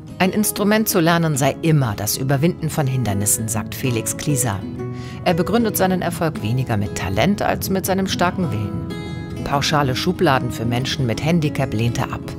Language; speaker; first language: German; native; German